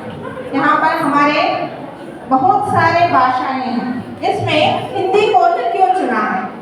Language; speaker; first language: Hindi; non-native, local second language; Telugu